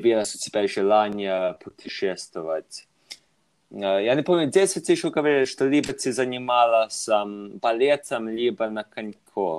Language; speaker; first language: Russian; non-native, fluent; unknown